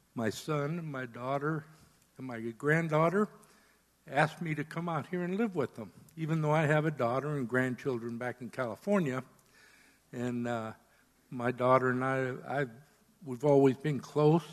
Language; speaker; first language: English; native; English